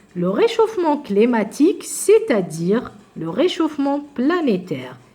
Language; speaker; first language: French; non-native, local second language; Arabic